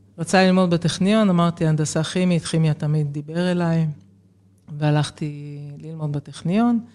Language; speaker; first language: Hebrew; native; Hebrew